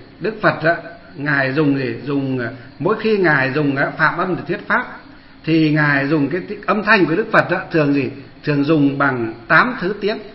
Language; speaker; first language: Vietnamese; non-native, local second language; Muong